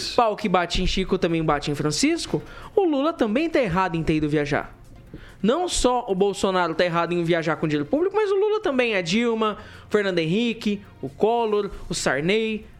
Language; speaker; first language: Portuguese; native; Portuguese